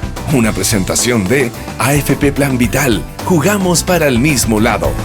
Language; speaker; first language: Spanish; native; Spanish